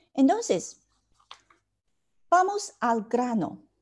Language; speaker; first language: Spanish; non-native, fluent; Chinese